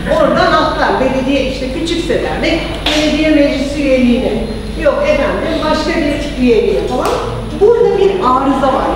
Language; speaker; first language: Turkish; early bilingual, heritage; Turkish